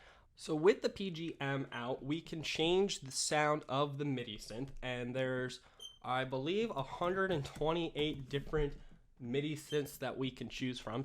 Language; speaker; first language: English; native; English